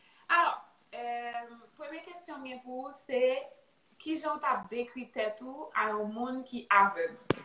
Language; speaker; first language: French; native; French